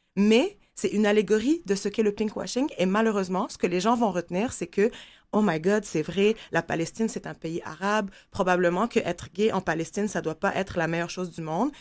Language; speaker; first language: French; non-native, local second language; Arabic